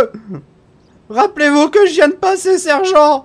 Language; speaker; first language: French; native; French